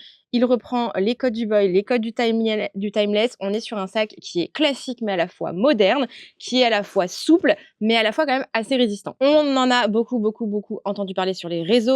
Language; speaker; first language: French; native; French